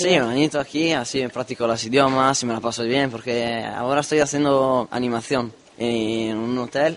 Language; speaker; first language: Spanish; non-native, learner; Italian